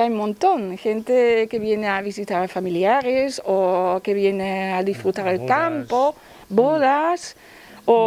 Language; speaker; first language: Spanish; non-native, fluent; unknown